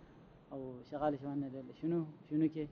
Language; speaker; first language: Arabic; native; Arabic